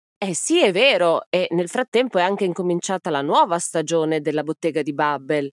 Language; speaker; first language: Italian; native; Italian